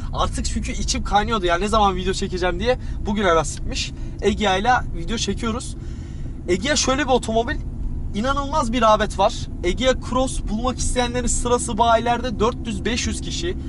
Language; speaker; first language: Turkish; native; Turkish